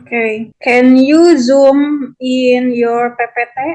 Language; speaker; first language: English; non-native, learner; Indonesian